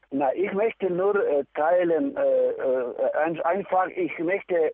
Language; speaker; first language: German; non-native, fluent; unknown